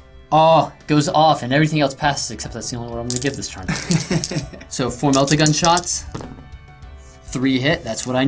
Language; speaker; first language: English; native; English